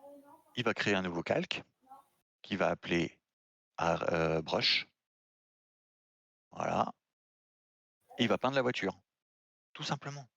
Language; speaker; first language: French; native; French